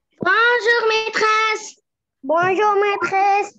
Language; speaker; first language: French; non-native, local second language; Arabic